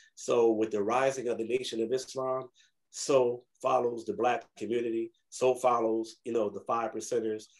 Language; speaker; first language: English; native; English